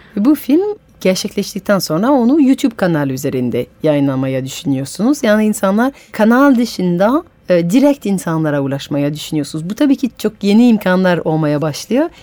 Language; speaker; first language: Turkish; non-native, fluent; French